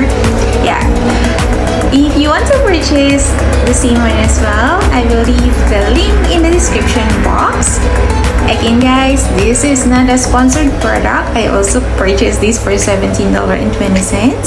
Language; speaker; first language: English; non-native, local second language; Filipino